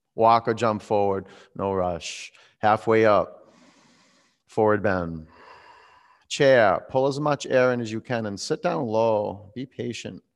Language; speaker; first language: English; native; English